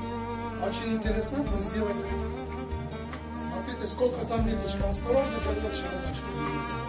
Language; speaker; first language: Russian; non-native, learner; Turkish